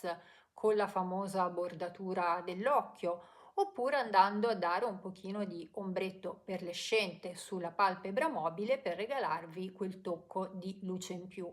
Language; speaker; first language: Italian; native; Italian